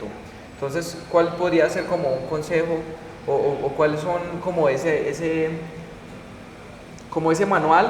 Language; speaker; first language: Spanish; native; Spanish